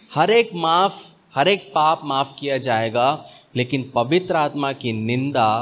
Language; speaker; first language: Hindi; native; Hindi